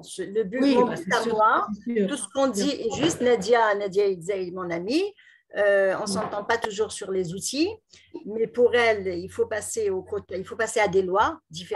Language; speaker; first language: French; non-native, local second language; Arabic